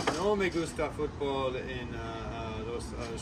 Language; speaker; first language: Spanish; non-native, learner; English